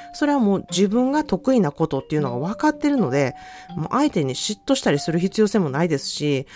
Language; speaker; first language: Japanese; native; Japanese